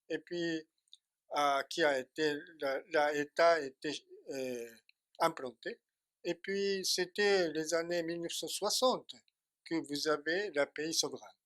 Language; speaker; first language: French; non-native, fluent; Japanese